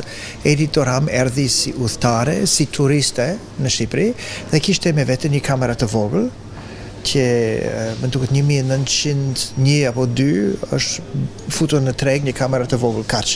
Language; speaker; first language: Albanian; non-native, fluent; English